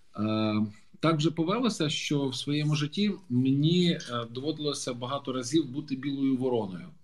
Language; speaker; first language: Ukrainian; native; Ukrainian